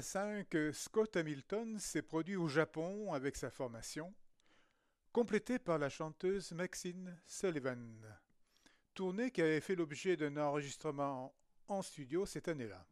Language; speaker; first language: French; native; French